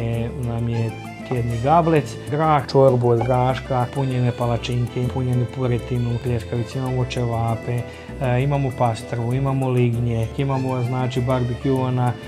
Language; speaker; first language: Croatian; native; Croatian